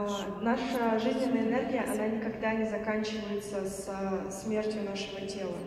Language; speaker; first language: Russian; native; Russian